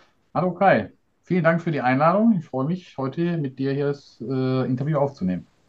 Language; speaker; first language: German; native; German